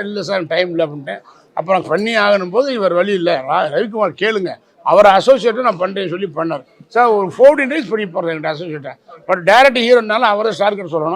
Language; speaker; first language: Tamil; native; Tamil